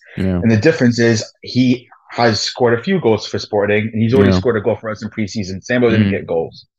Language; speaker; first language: English; native; English